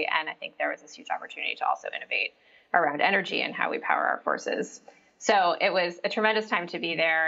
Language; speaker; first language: English; native; English